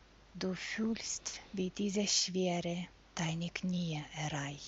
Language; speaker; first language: German; non-native, fluent; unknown